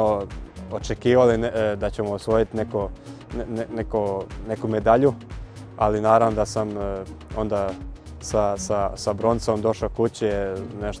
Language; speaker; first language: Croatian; early bilingual, heritage; Croatian